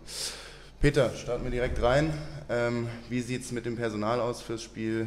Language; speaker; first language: German; native; German